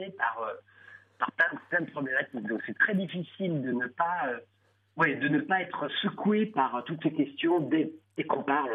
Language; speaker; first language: French; native; French